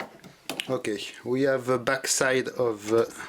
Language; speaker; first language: English; non-native, fluent; French